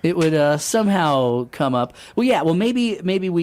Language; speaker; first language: English; native; English